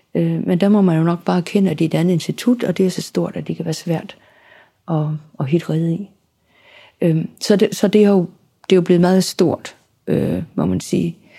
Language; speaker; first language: Danish; native; Danish